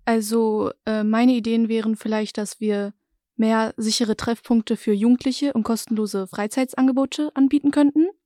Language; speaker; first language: German; native; German